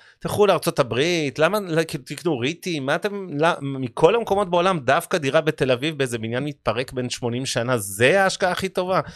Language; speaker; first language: Hebrew; native; Hebrew